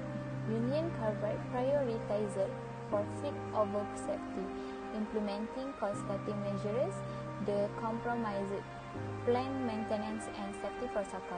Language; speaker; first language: English; non-native, local second language; Malay